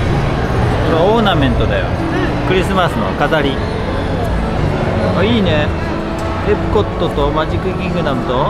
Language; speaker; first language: Japanese; native; Japanese